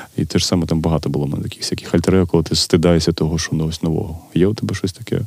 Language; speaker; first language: Ukrainian; non-native, local second language; Russian